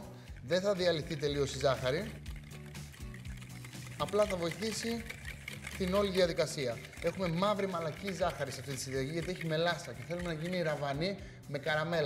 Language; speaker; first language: Greek; native; Greek